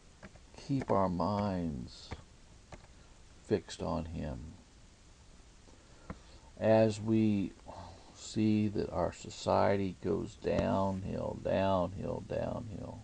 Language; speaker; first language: English; native; English